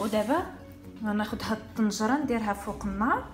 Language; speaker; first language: Arabic; native; Arabic